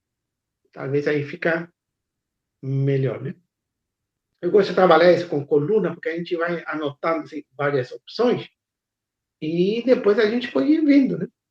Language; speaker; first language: Portuguese; non-native, fluent; Spanish